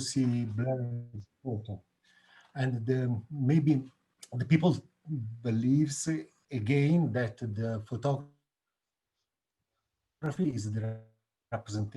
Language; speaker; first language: English; non-native, learner; Italian